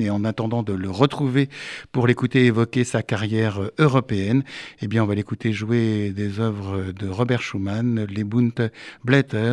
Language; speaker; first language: French; native; French